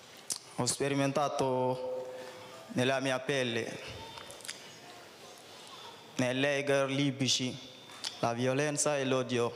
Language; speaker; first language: Italian; non-native, learner; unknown